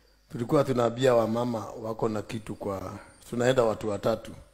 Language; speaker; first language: Swahili; non-native, local second language; Kikuyu